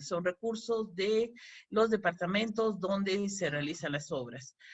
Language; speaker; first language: Spanish; native; Spanish